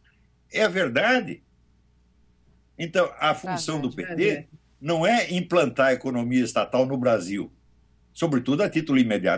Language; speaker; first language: Portuguese; native; Portuguese